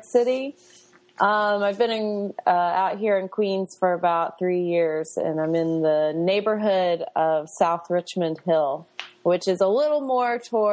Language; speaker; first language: English; native; English